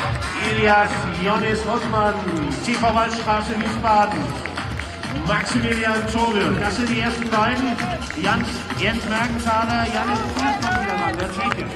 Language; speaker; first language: German; native; German